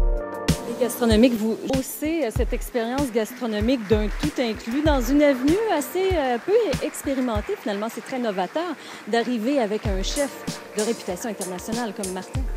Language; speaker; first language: French; native; French